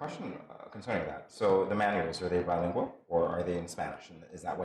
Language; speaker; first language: English; native; English